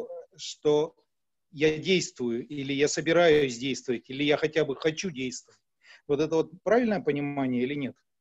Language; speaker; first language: Russian; native; Russian